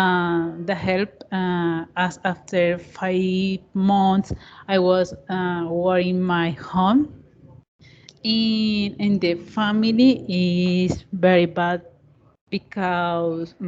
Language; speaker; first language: English; non-native, learner; Spanish